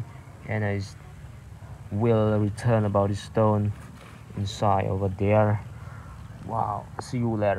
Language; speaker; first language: English; non-native, learner; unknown